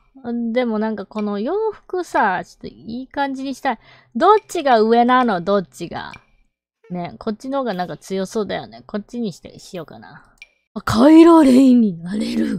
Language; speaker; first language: Japanese; native; Japanese